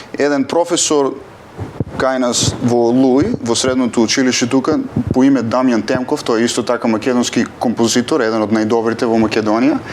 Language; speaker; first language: Macedonian; native; Macedonian